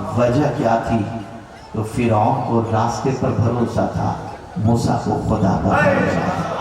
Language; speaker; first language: Urdu; native; Urdu